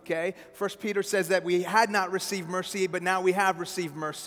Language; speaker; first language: English; early bilingual, other home language; Persian